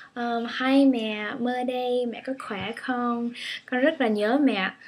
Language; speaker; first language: Vietnamese; early bilingual, heritage; Vietnamese